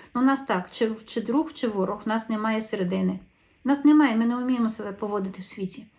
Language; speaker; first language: Ukrainian; native; Ukrainian